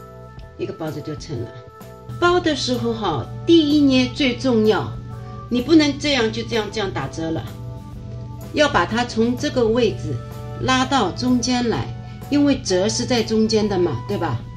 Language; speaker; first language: Chinese; native; Chinese